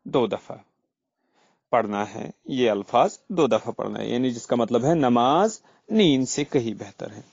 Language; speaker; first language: Urdu; non-native, local second language; Kashmiri